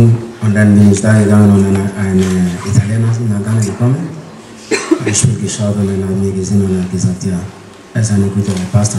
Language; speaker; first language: German; non-native, learner; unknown